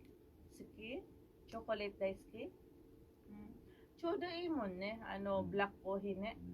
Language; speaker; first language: Japanese; non-native, fluent; Filipino